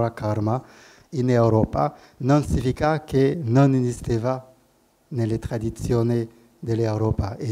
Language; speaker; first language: Italian; non-native, fluent; French